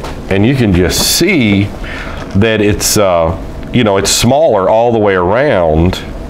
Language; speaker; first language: English; native; English